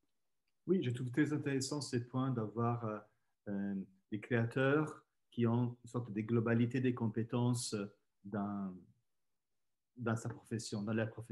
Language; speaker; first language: French; non-native, fluent; Italian